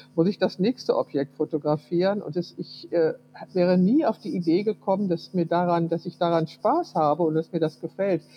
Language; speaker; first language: German; early bilingual, heritage; Russian